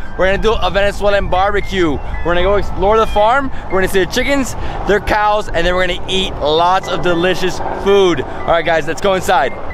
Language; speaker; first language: English; native; English